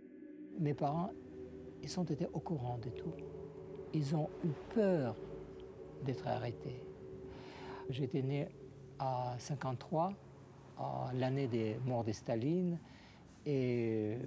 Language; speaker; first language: French; non-native, fluent; Russian